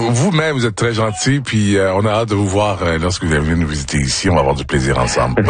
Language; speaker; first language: French; native; French